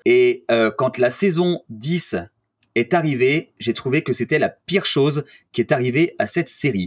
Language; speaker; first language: French; native; French